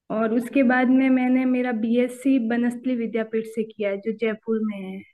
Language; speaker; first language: Hindi; native; Hindi